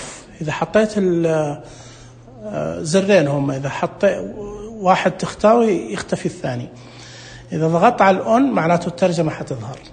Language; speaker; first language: Arabic; native; Arabic